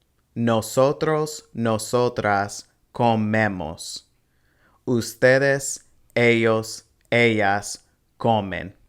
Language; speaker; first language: Spanish; non-native, fluent; English